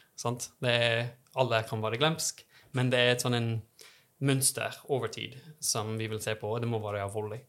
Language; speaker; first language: Norwegian; non-native, fluent; English